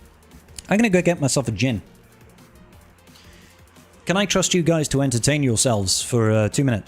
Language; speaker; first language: English; native; English